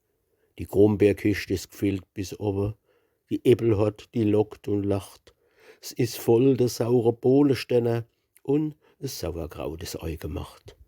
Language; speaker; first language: German; native; German